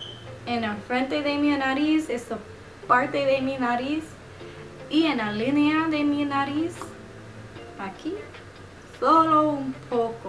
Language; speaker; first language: Spanish; non-native, learner; English